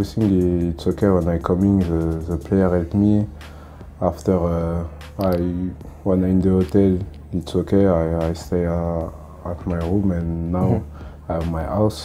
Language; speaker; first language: English; non-native, learner; French